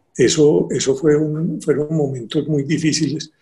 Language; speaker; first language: Spanish; native; Spanish